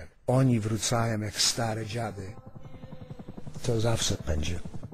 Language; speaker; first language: Polish; early bilingual, heritage; Polish